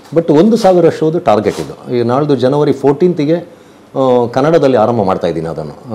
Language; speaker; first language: Kannada; non-native, local second language; Tulu